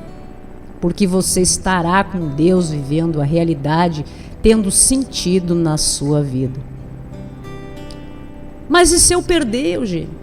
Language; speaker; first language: Portuguese; native; Portuguese